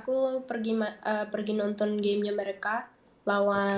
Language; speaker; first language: Indonesian; early bilingual, heritage; Dutch